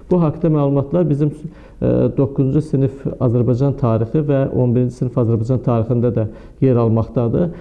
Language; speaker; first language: Azerbaijani; native; Azerbaijani